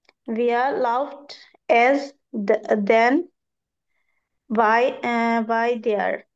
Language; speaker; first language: German; non-native, learner; Bangla